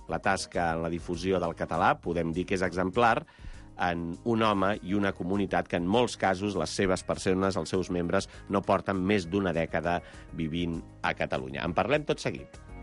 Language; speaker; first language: Catalan; native; Catalan